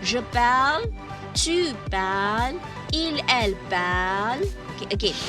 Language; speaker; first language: French; non-native, learner; Malay